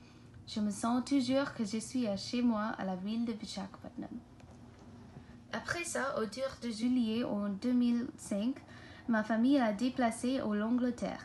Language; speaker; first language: French; non-native, learner; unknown